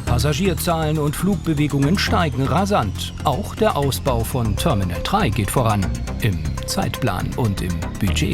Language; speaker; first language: German; native; German